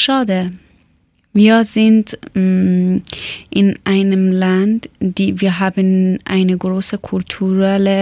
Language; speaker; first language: German; non-native, learner; Persian